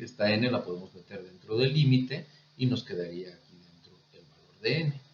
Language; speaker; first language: Spanish; native; Spanish